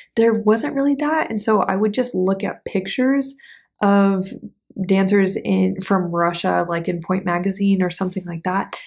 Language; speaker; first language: English; native; English